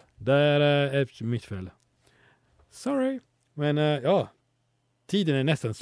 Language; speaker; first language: Swedish; non-native, learner; Italian